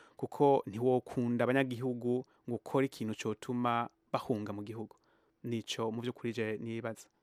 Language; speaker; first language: Rundi; early bilingual, heritage; Rundi